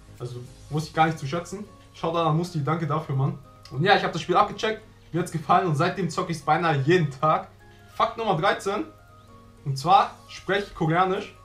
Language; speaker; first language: German; early bilingual, other home language; Vietnamese